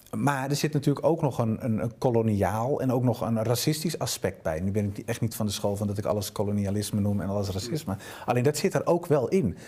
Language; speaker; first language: Dutch; native; Dutch